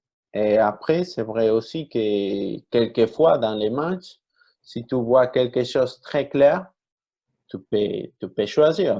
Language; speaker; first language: French; non-native, fluent; Spanish